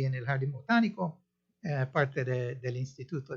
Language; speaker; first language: Spanish; non-native, fluent; English